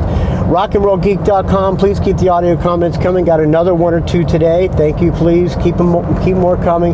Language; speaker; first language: English; native; English